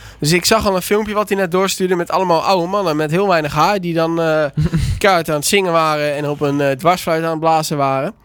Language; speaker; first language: Dutch; native; Dutch